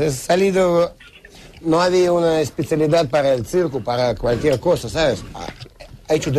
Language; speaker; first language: Spanish; non-native, learner; Russian